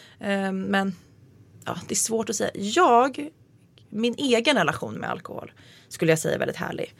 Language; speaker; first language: Swedish; native; Swedish